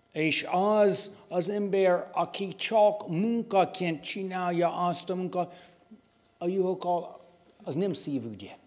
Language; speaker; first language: Hungarian; non-native, learner; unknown